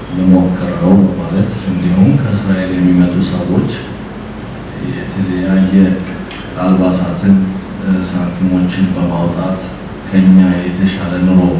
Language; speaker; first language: Amharic; native; Amharic